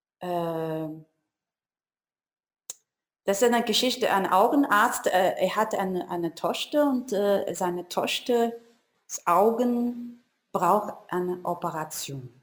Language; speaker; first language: German; non-native, learner; Chinese